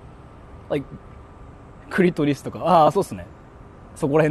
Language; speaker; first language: Japanese; native; Japanese